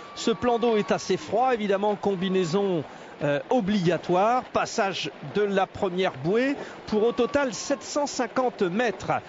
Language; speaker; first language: French; native; French